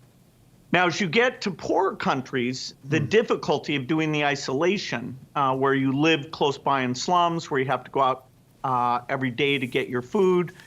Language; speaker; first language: English; native; English